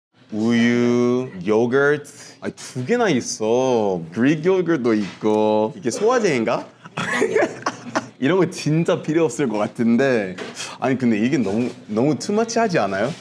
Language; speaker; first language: Korean; non-native, fluent; English